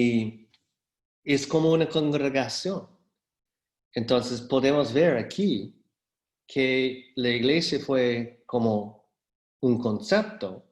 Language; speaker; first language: Spanish; non-native, fluent; English